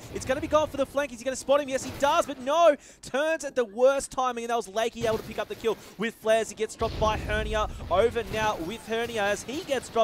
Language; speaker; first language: English; native; English